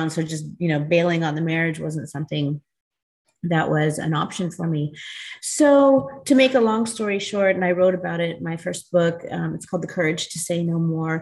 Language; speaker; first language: English; native; English